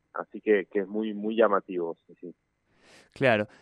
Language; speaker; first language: Spanish; native; Spanish